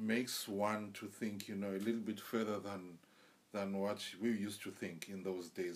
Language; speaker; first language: English; non-native, local second language; Zulu